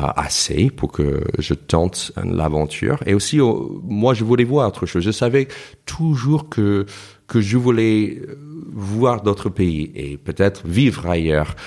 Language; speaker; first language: French; non-native, fluent; English